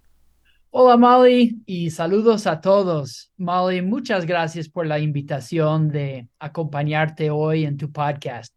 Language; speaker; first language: Spanish; non-native, fluent; English